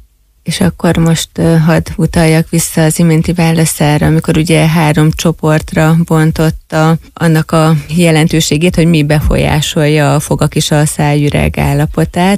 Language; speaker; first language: Hungarian; native; Hungarian